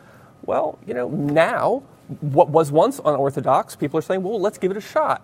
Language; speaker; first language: English; native; English